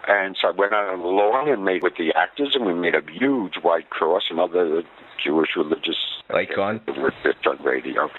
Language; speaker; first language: English; native; English